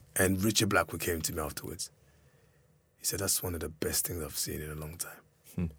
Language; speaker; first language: English; early bilingual, other home language; Lingala